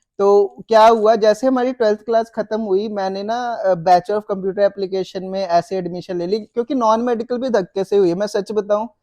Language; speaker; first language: Hindi; native; Hindi